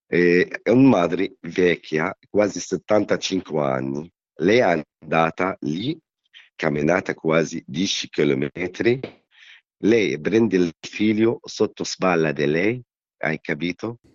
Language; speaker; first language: Italian; non-native, learner; Arabic